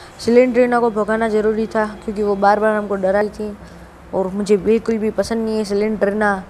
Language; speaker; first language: Hindi; non-native, local second language; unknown